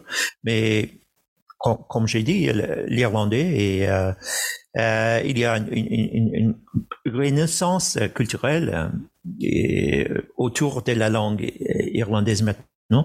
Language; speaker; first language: French; non-native, fluent; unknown